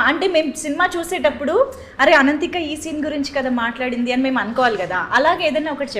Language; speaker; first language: Telugu; native; Telugu